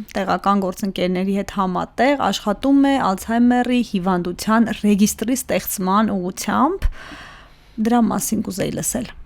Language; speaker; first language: Armenian; native; Armenian